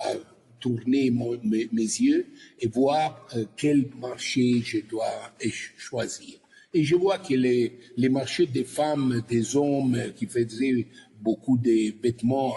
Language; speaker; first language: French; non-native, learner; Italian